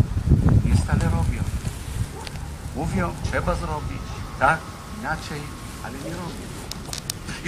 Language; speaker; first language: Polish; non-native, fluent; Hebrew